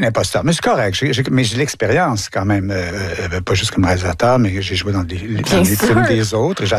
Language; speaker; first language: French; native; French